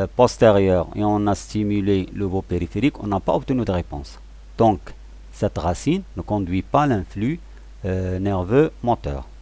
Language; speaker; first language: French; non-native, local second language; Arabic